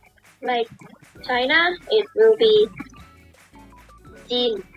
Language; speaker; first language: English; non-native, fluent; Thai